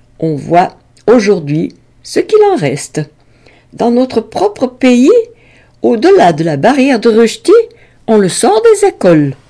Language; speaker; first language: French; native; French